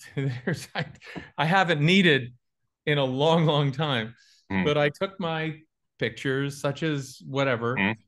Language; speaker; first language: English; native; English